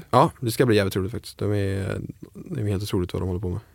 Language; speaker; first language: Swedish; native; Swedish